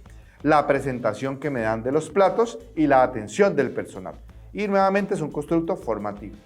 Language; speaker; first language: Spanish; native; Spanish